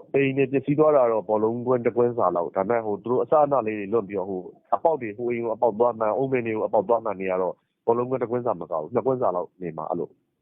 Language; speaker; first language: Burmese; native; Burmese